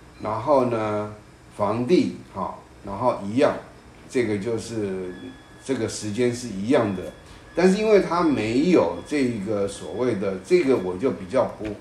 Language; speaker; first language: Chinese; native; Chinese